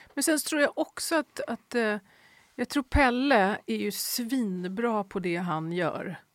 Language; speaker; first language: Swedish; native; Swedish